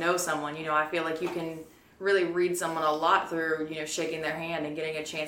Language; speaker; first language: English; native; English